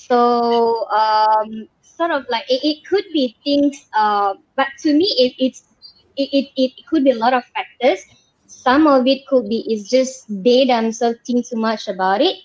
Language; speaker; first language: English; non-native, local second language; Malay